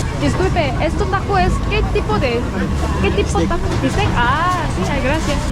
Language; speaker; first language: Spanish; non-native, learner; Korean